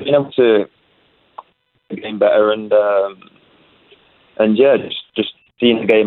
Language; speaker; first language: English; native; English